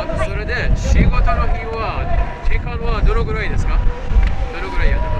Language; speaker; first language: Japanese; non-native, learner; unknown